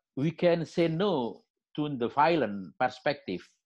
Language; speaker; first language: English; non-native, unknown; Indonesian